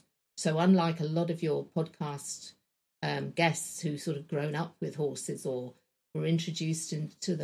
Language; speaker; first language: English; native; English